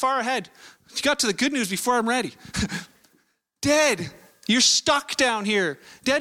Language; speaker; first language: English; native; English